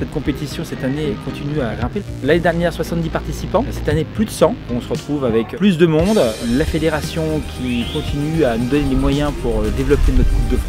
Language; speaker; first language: French; native; French